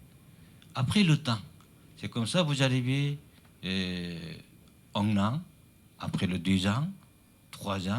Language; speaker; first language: French; non-native, learner; Chinese